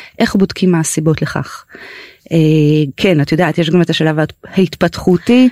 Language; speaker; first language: Hebrew; native; Hebrew